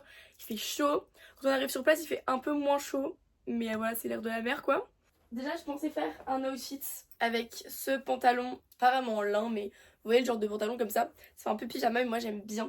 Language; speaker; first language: French; native; French